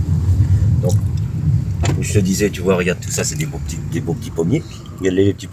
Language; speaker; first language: French; native; French